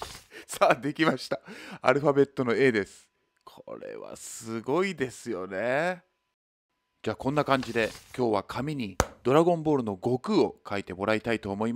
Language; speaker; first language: Japanese; native; Japanese